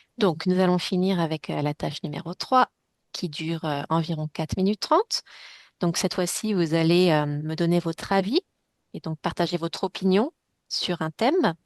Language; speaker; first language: French; native; French